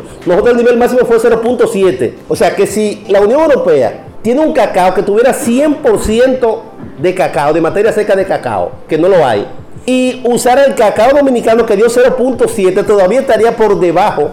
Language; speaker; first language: Spanish; native; Spanish